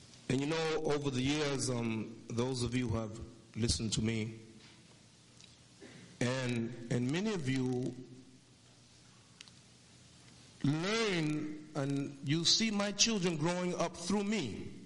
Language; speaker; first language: English; native; English